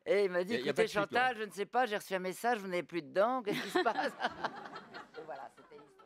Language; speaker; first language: French; native; French